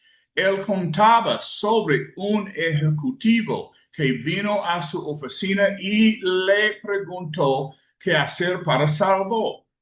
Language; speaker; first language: Spanish; non-native, learner; English